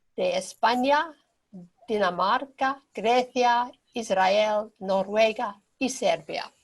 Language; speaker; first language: Spanish; non-native, learner; English